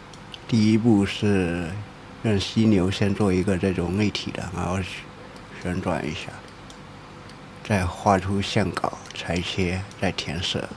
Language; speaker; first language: Chinese; native; Chinese